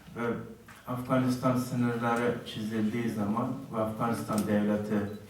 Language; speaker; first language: Turkish; non-native, fluent; Uzbek